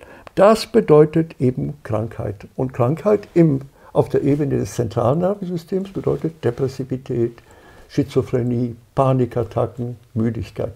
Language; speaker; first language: German; native; German